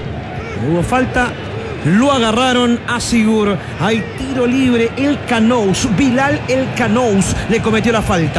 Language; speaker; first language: Spanish; native; Spanish